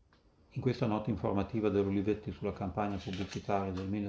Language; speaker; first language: Italian; native; Italian